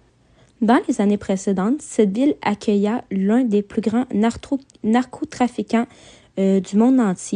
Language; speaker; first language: French; native; French